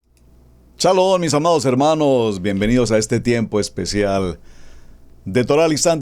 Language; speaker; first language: Spanish; native; Spanish